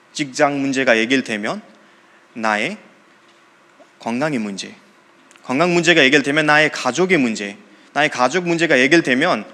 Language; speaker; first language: Korean; non-native, fluent; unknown